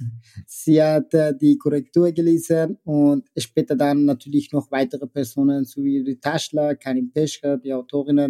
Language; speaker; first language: German; non-native, fluent; Persian